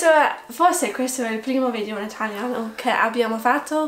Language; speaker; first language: Italian; non-native, fluent; English